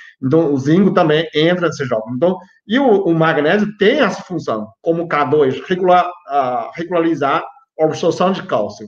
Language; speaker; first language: Portuguese; non-native, fluent; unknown